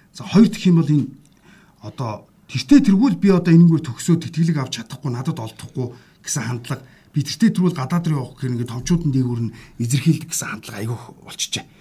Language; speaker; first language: Mongolian; native; Mongolian